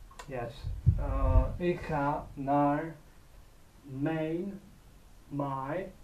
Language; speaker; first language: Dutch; non-native, learner; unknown